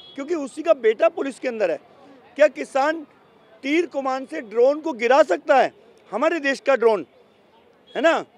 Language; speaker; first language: Hindi; native; Hindi